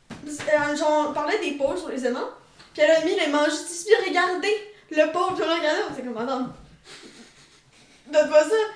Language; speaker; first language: French; native; French